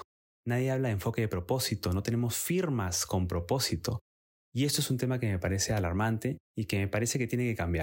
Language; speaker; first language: Spanish; native; Spanish